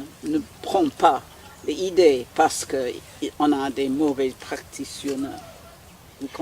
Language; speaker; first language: French; non-native, fluent; English